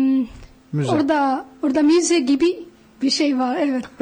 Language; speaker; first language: Turkish; non-native, fluent; Arabic